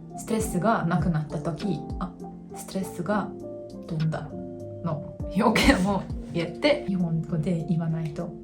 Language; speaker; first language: Japanese; non-native, fluent; Hungarian